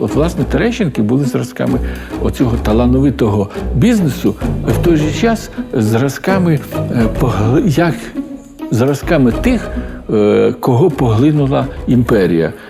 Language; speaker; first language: Ukrainian; native; Ukrainian